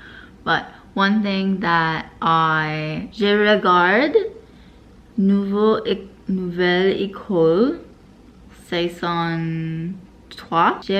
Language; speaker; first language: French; non-native, learner; English